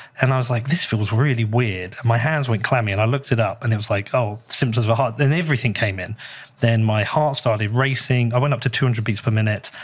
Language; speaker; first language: English; native; English